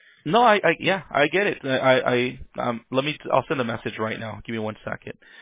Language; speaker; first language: English; early bilingual, other home language; Spanish